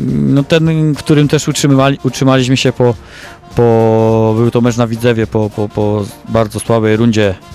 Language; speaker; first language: Polish; native; Polish